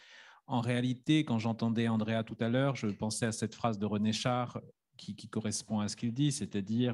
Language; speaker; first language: French; native; French